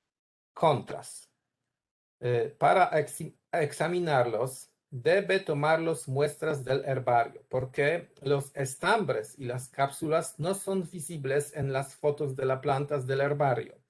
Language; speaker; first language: Spanish; non-native, learner; Polish